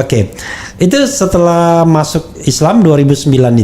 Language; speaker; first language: Indonesian; native; Indonesian